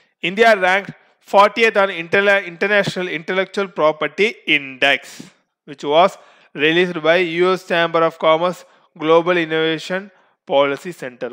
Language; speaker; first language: English; non-native, local second language; Tamil